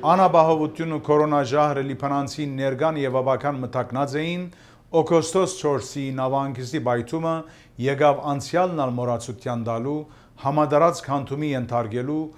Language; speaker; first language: Armenian; early bilingual, heritage; Armenian